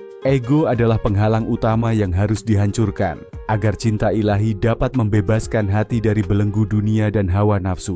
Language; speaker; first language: Indonesian; native; Indonesian